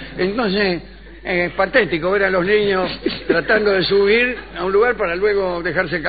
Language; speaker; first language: Spanish; native; Spanish